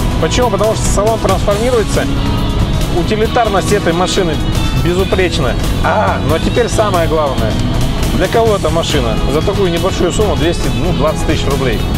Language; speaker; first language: Russian; native; Russian